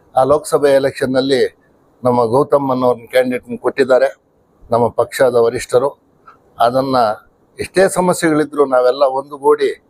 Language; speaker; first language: Kannada; native; Kannada